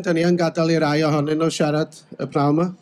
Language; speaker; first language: Welsh; native; Welsh